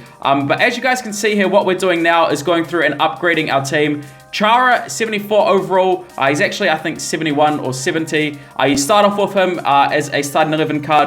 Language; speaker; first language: English; native; English